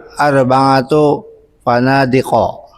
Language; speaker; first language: Arabic; non-native, learner; Indonesian